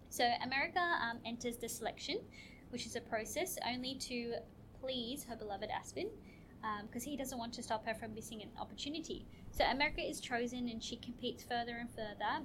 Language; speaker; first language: English; native; English